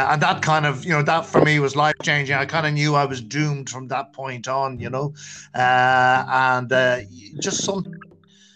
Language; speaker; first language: English; native; English